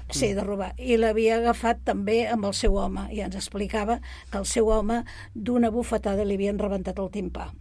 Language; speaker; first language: Catalan; native; Catalan